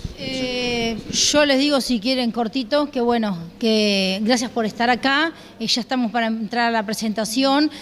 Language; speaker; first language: Spanish; native; Spanish